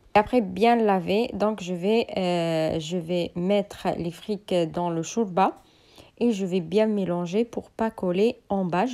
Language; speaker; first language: French; non-native, local second language; Arabic